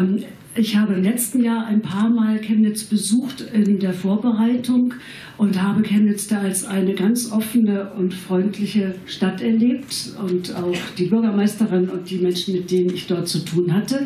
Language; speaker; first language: German; native; German